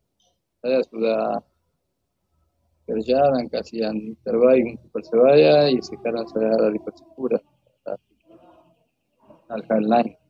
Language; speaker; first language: Indonesian; non-native, fluent; Spanish